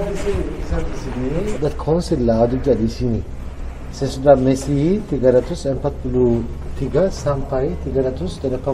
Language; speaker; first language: Indonesian; non-native, learner; Turkish